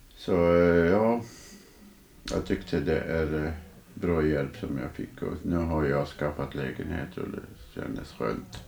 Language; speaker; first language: Swedish; non-native, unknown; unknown